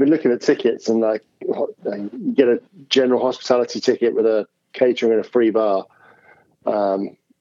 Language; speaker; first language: English; native; English